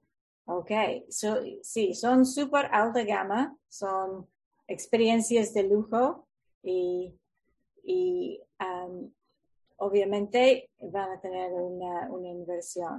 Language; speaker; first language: Spanish; non-native, fluent; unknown